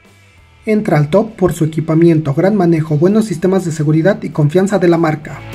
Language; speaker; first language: Spanish; native; Spanish